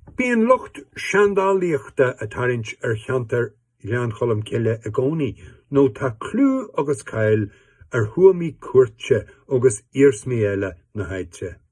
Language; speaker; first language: Irish; native; Irish